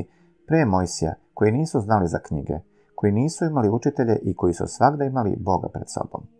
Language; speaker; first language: Serbian; native; Serbian